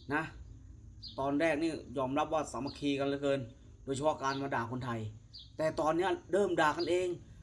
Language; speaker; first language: Thai; native; Thai